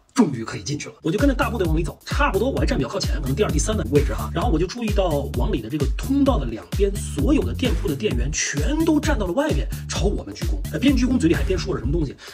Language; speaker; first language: Chinese; native; Chinese